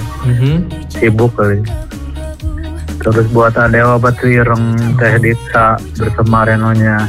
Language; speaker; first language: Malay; non-native, local second language; Sundanese